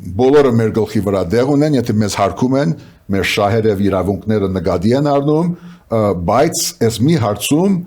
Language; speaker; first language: Armenian; early bilingual, heritage; Armenian